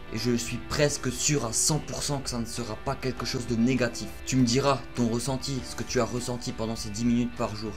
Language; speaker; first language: French; native; French